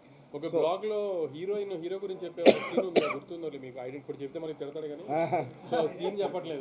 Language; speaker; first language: Telugu; native; Telugu